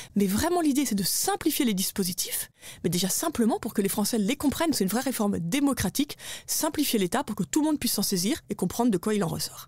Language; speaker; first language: French; native; French